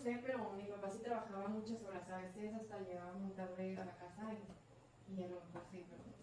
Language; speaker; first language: Spanish; early bilingual, heritage; Spanish